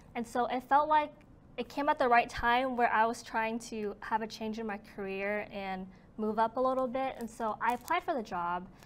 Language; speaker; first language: English; native; English